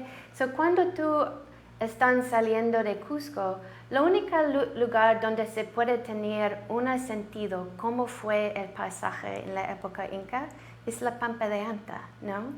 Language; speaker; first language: Spanish; non-native, learner; English